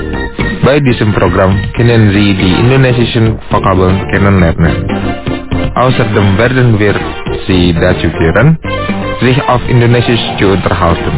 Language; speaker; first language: German; non-native, fluent; Indonesian